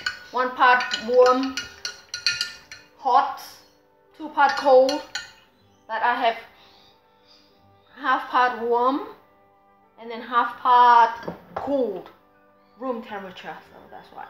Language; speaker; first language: English; non-native, fluent; Vietnamese